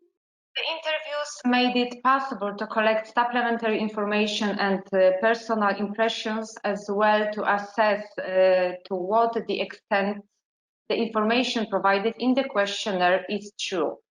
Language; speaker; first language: English; non-native, fluent; Polish